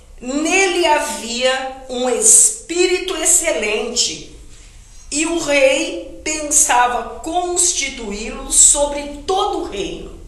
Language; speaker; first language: Portuguese; native; Portuguese